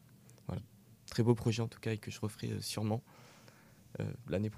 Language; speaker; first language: French; native; French